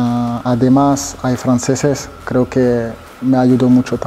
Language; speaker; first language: Spanish; non-native, fluent; French